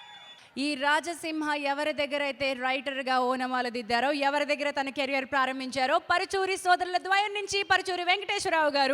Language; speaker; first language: Telugu; native; Telugu